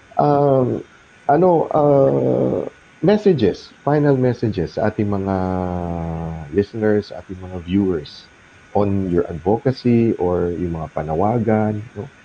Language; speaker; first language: Filipino; non-native, local second language; Cebuano